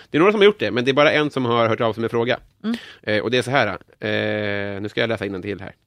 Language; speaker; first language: Swedish; native; Swedish